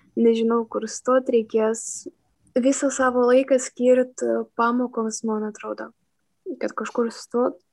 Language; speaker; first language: Lithuanian; non-native, local second language; Russian